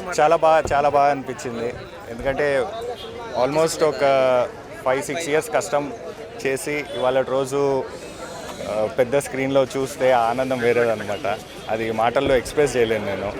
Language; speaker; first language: Telugu; native; Telugu